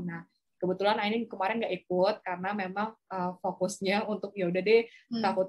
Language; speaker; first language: Indonesian; native; Indonesian